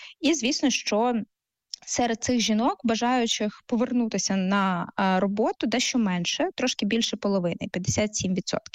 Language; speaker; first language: Ukrainian; native; Ukrainian